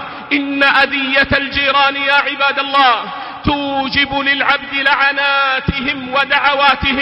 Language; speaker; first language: Arabic; native; Arabic